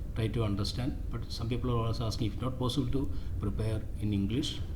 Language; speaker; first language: English; non-native, local second language; Malayalam